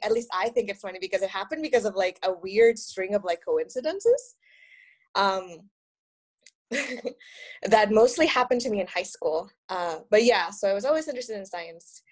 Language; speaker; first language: English; non-native, fluent; Spanish